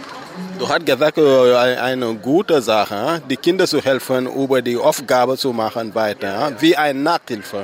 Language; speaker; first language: German; non-native, learner; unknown